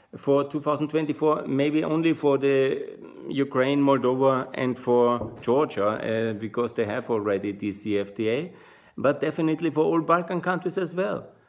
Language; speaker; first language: English; non-native, fluent; German